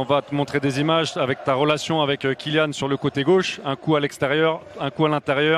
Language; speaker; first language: French; native; French